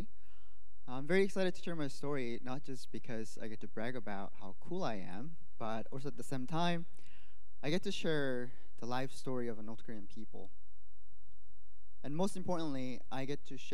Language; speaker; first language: English; non-native, fluent; Korean